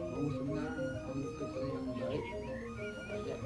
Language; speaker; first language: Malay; non-native, local second language; Balinese